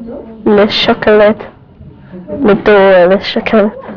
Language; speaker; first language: French; non-native, learner; English